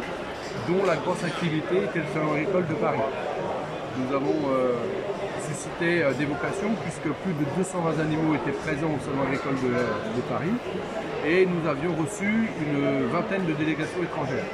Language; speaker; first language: French; native; French